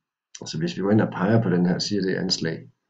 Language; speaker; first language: Danish; native; Danish